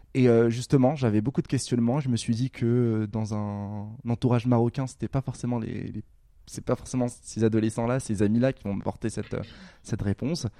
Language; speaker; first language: French; non-native, local second language; Arabic